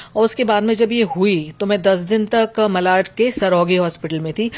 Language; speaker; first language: Hindi; native; Hindi